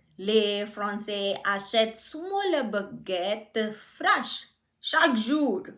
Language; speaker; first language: French; non-native, learner; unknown